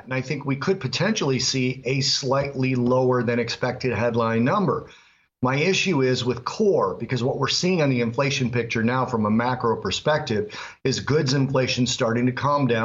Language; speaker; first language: English; native; English